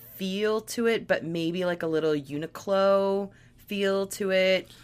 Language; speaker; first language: English; native; English